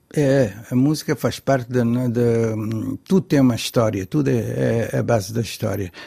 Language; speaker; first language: Portuguese; non-native, local second language; Kabuverdianu